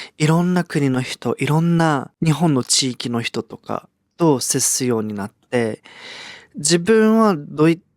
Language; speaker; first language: Japanese; early bilingual, other home language; Portuguese